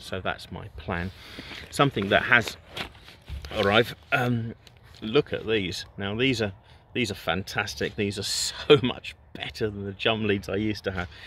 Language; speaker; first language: English; native; English